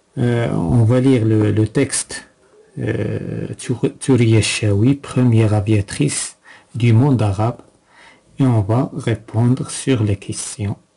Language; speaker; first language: French; non-native, local second language; Arabic